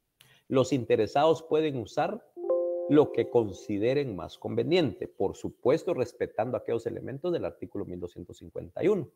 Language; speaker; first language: Spanish; native; Spanish